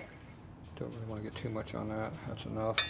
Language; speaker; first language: English; native; English